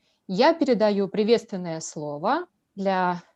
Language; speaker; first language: Russian; native; Russian